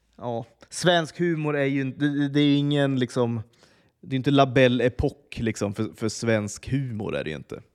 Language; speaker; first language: Swedish; native; Swedish